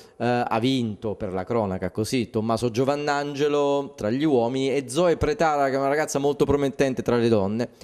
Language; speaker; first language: Italian; native; Italian